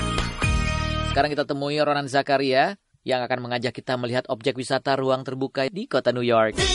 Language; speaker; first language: Indonesian; native; Indonesian